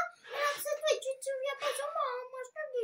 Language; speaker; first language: French; native; French